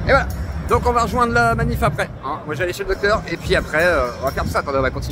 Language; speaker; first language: French; native; French